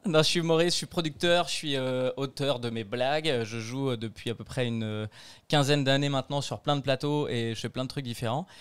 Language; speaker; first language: French; native; French